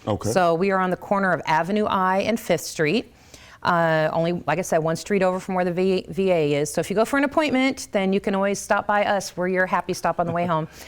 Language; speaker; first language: English; native; English